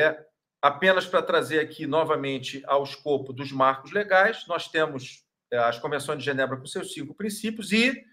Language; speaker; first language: Portuguese; native; Portuguese